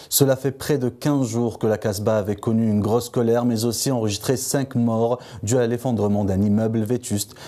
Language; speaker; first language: French; non-native, local second language; Arabic